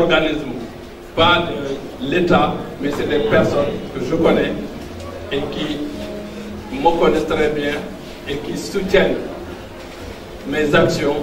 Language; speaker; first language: French; non-native, local second language; Fula